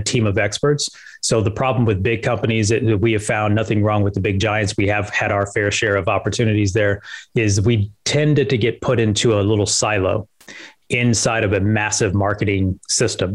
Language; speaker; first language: English; native; English